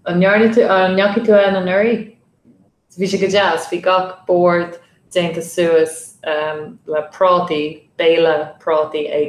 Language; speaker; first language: Irish; non-native, fluent; English